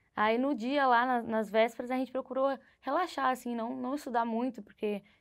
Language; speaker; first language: Portuguese; native; Portuguese